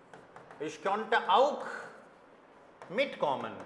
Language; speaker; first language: German; non-native, fluent; Hindi